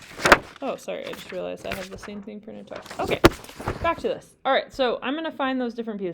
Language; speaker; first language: English; native; English